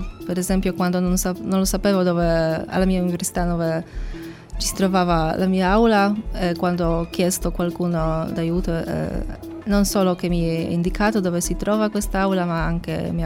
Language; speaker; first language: Italian; non-native, learner; Polish